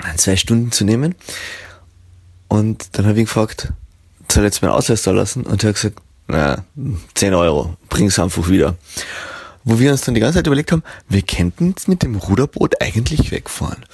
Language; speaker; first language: German; native; German